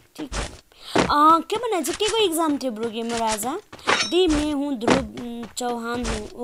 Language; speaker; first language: Hindi; non-native, local second language; Nepali